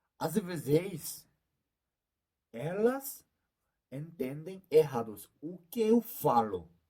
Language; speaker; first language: Portuguese; non-native, learner; Korean